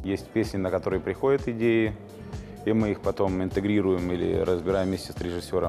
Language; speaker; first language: Russian; native; Russian